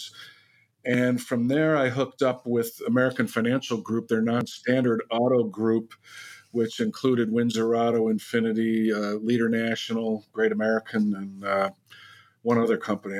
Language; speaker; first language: English; native; English